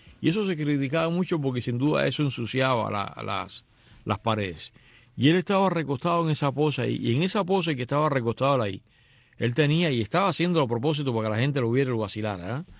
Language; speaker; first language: Spanish; native; Spanish